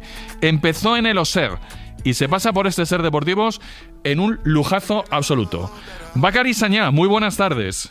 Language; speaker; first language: Spanish; native; Spanish